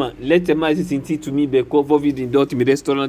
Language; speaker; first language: German; non-native, learner; Lingala